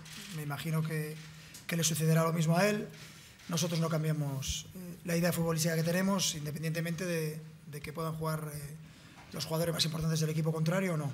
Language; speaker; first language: Spanish; native; Spanish